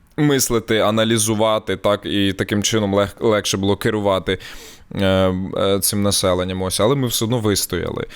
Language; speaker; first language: Ukrainian; non-native, local second language; Russian